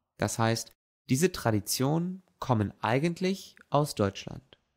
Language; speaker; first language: German; native; German